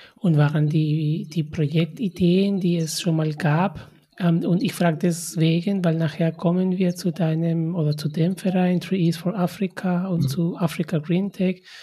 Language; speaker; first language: German; native; German